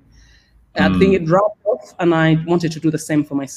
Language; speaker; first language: English; non-native, local second language; Swahili